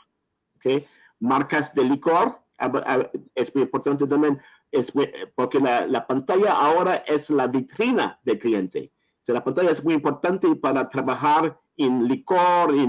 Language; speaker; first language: Spanish; non-native, learner; French